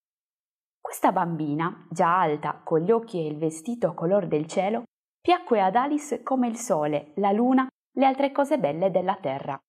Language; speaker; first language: Italian; native; Italian